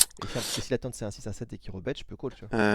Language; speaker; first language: French; native; French